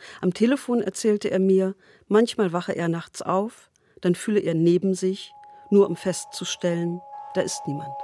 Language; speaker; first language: German; native; German